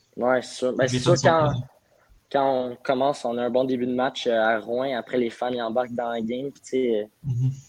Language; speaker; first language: French; native; French